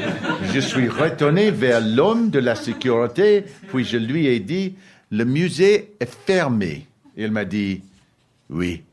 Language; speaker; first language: French; non-native, learner; English